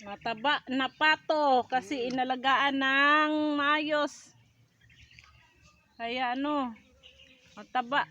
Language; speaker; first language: Filipino; non-native, local second language; Cebuano